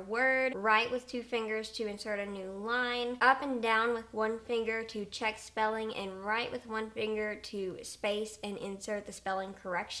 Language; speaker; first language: English; native; English